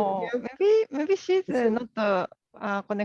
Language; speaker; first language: English; non-native, learner; Japanese